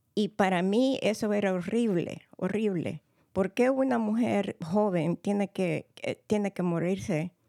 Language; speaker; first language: Spanish; early bilingual, heritage; Spanish